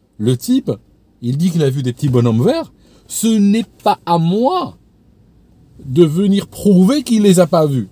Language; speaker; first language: French; non-native, local second language; Arabic